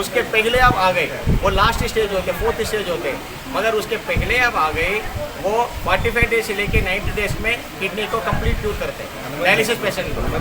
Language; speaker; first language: Hindi; non-native, local second language; Tamil